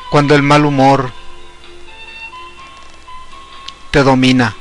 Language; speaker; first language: Spanish; native; Spanish